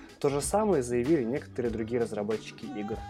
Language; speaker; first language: Russian; native; Russian